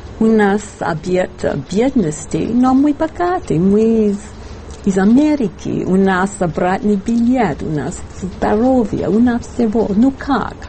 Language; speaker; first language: Russian; non-native, fluent; English